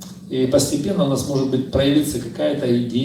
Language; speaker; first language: Russian; native; Russian